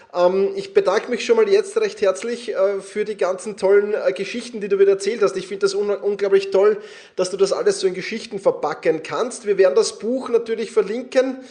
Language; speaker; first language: German; native; German